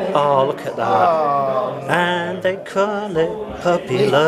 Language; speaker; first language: English; native; English